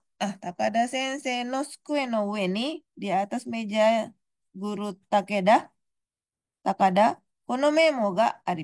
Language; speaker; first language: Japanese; non-native, fluent; Indonesian